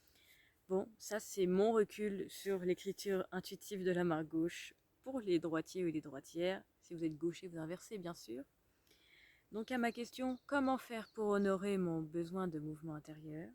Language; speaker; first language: French; native; French